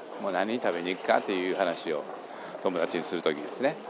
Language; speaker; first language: Japanese; native; Japanese